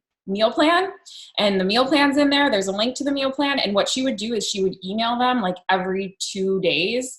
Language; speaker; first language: English; native; English